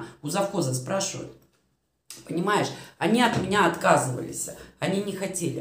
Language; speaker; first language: Russian; native; Russian